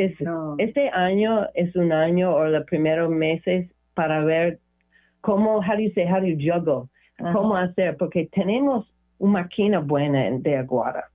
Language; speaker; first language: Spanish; non-native, learner; English